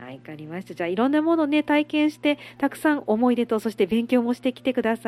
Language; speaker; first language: Japanese; native; Japanese